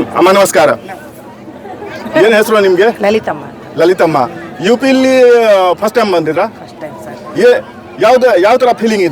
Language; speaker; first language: Kannada; non-native, learner; Hindi